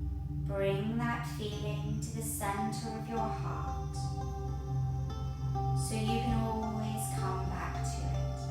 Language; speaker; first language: English; native; English